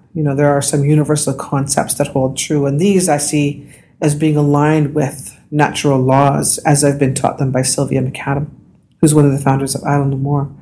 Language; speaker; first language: English; native; English